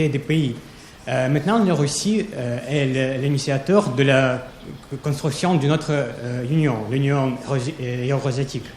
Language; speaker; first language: French; non-native, learner; Russian